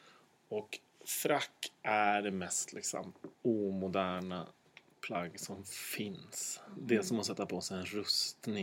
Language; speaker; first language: Swedish; native; Swedish